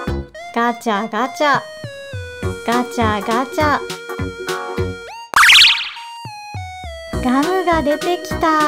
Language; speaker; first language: Japanese; native; Japanese